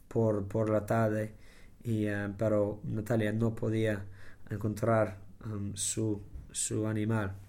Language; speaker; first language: Spanish; non-native, learner; English